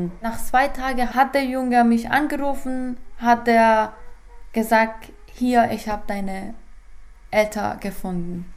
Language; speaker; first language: German; non-native, fluent; Persian